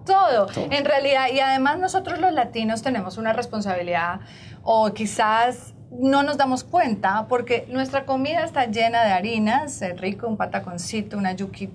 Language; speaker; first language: Spanish; native; Spanish